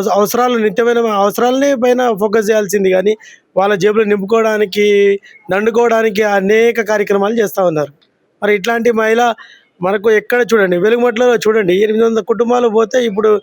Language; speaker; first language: Telugu; non-native, local second language; Lambadi